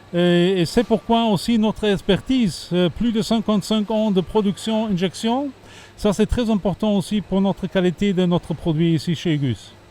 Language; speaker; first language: French; non-native, fluent; German